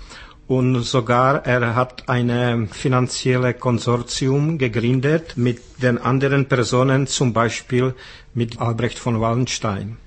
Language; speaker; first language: German; non-native, fluent; Czech